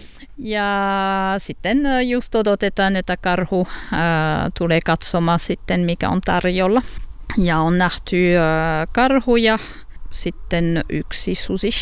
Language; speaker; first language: Finnish; non-native, learner; French